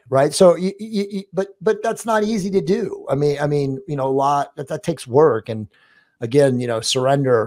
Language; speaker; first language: English; native; English